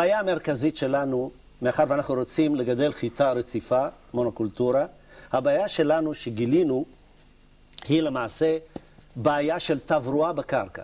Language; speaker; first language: Hebrew; native; Hebrew